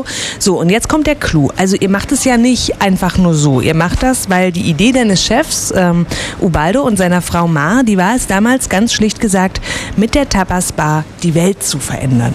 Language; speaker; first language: German; native; German